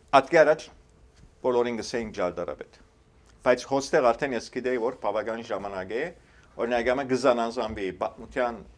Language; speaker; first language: Armenian; early bilingual, heritage; Armenian